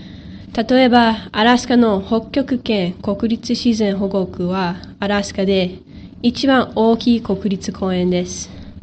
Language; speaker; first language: Japanese; non-native, learner; English